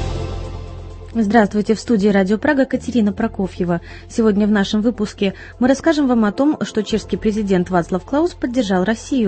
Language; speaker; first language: Russian; native; Russian